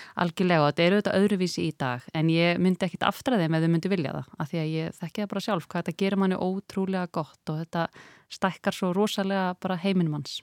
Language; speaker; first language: Icelandic; native; Icelandic